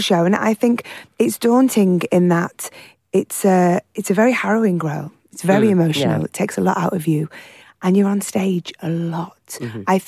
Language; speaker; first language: English; native; English